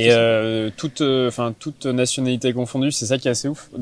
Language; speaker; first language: French; native; French